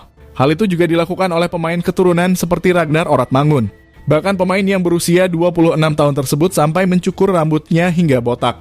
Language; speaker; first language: Indonesian; native; Indonesian